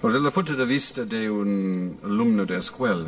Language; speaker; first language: Spanish; non-native, fluent; English